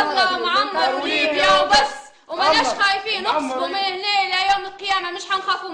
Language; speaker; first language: Arabic; native; Arabic